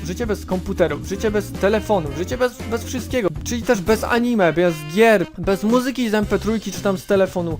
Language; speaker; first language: Polish; native; Polish